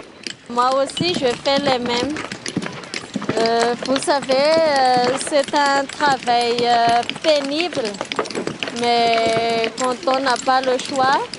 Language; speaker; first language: French; non-native, local second language; Malagasy